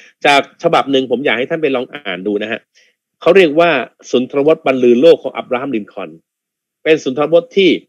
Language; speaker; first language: Thai; native; Thai